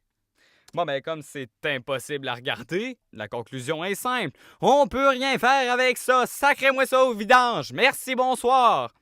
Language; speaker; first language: French; native; French